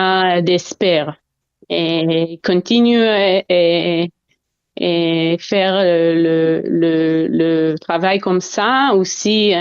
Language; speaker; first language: French; non-native, learner; Hebrew